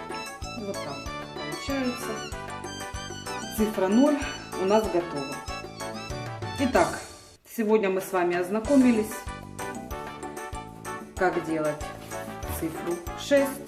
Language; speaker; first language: Russian; native; Russian